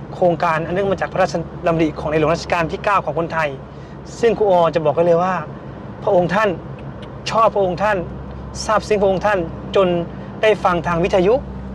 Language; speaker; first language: Thai; native; Thai